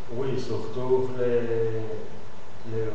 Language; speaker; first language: French; non-native, learner; Spanish